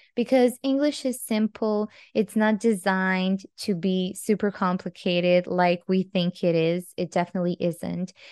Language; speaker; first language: English; non-native, fluent; Croatian